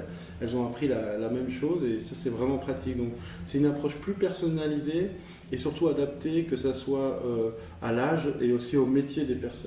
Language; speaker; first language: French; native; French